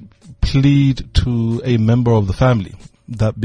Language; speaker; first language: English; non-native, local second language; Swati